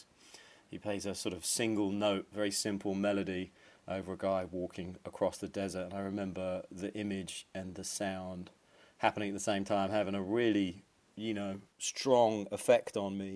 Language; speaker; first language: English; native; English